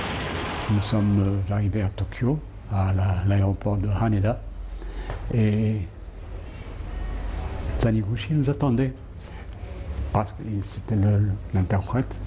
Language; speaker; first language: French; non-native, local second language; Arabic